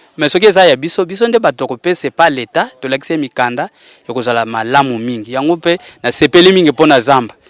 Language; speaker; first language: Lingala; non-native, local second language; Kituba (Democratic Republic of Congo)